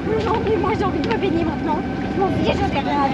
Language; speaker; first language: French; native; French